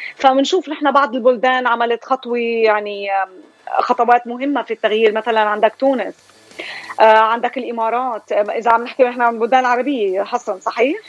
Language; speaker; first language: Arabic; native; Arabic